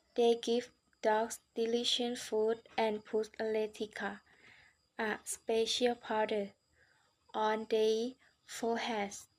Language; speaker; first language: English; non-native, learner; Thai